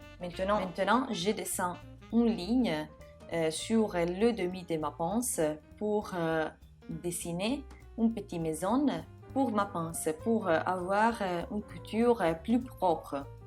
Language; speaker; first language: French; non-native, fluent; Italian